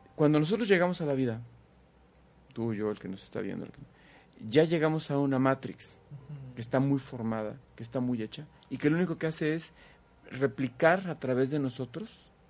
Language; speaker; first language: Spanish; native; Spanish